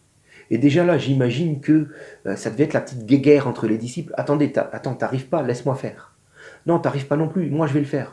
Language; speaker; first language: French; native; French